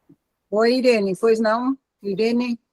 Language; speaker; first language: Portuguese; native; Portuguese